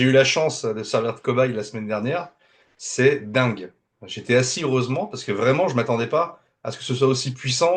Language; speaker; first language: French; native; French